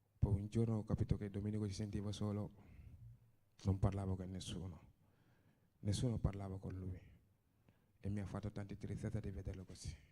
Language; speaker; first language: Italian; non-native, fluent; Wolof